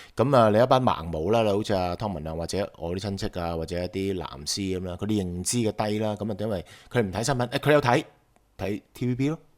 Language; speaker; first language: Cantonese; native; Cantonese